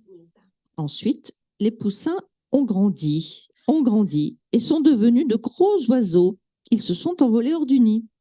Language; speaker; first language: French; non-native, fluent; Slovenian